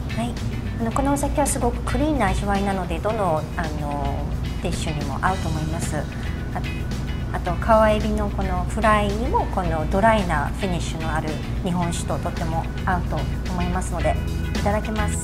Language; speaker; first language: Japanese; native; Japanese